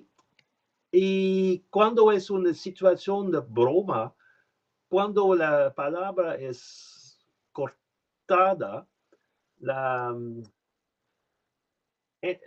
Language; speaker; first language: Spanish; non-native, learner; French